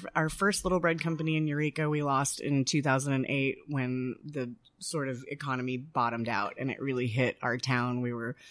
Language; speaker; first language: English; native; English